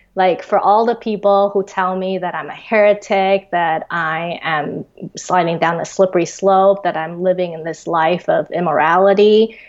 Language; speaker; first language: English; early bilingual, other home language; Chinese